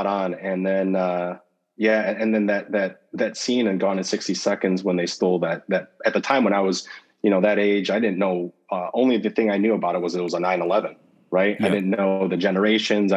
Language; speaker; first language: English; native; English